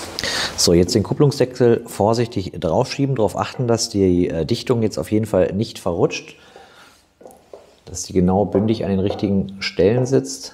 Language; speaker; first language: German; native; German